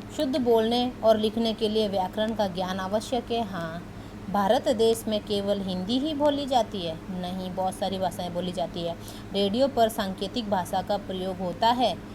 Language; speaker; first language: Hindi; native; Hindi